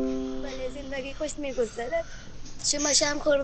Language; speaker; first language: Persian; non-native, learner; Urdu